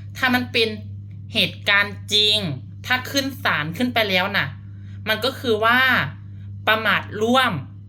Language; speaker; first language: Thai; non-native, fluent; Lao